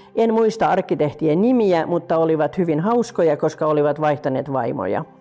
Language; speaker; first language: Finnish; native; Finnish